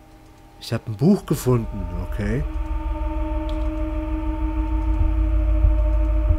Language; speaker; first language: German; native; German